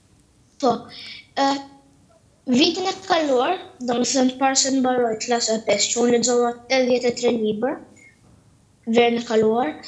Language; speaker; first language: Albanian; early bilingual, heritage; Albanian